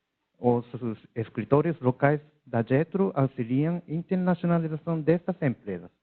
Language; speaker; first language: Portuguese; non-native, learner; Japanese